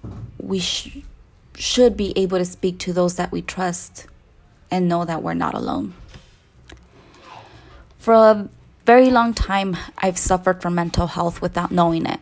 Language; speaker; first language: English; early bilingual, other home language; Spanish